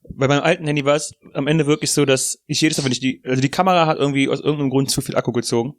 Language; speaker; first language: German; native; German